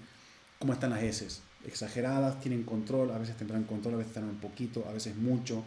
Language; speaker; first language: Spanish; native; Spanish